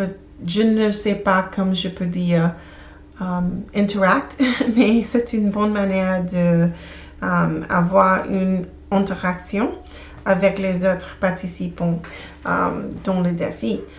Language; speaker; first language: French; non-native, learner; English